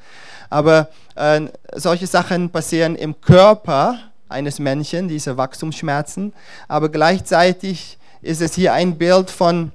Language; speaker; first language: German; non-native, fluent; Dutch